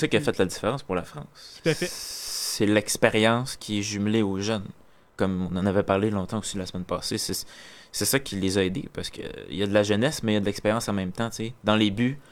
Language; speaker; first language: French; native; French